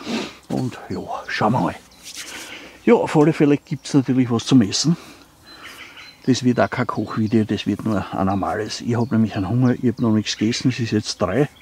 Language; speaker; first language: German; native; German